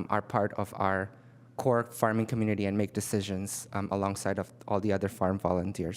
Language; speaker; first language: English; non-native, fluent; Indonesian